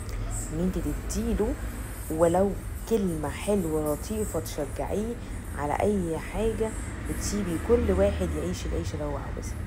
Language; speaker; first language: Arabic; native; Arabic